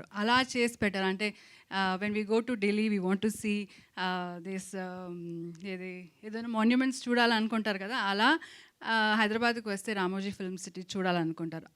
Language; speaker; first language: Telugu; non-native, local second language; Kannada